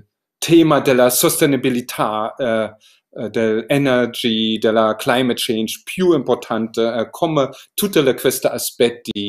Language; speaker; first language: Italian; non-native, learner; German